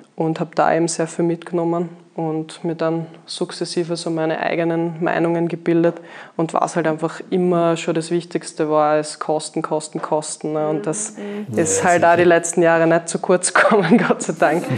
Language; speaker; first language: German; native; German